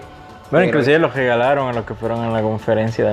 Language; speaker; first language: Spanish; native; Spanish